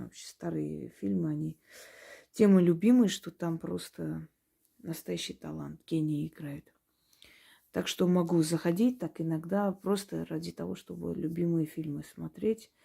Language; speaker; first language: Russian; native; Russian